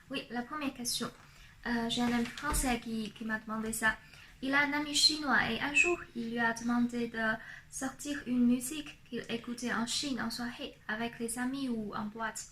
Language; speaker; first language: French; non-native, fluent; Chinese